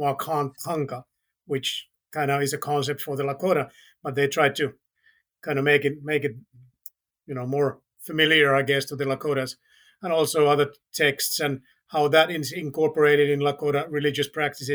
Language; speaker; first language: English; non-native, fluent; Finnish